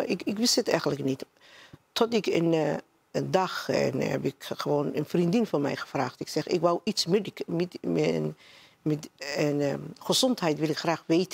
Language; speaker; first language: Dutch; non-native, learner; Somali